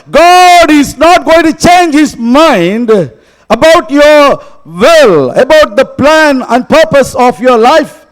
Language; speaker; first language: English; non-native, local second language; Tamil